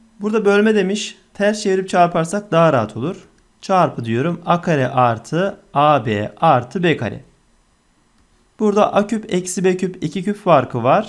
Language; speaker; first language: Turkish; native; Turkish